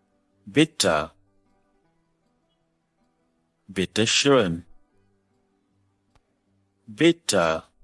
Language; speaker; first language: German; non-native, fluent; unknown